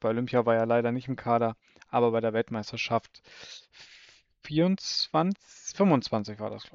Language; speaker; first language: German; native; German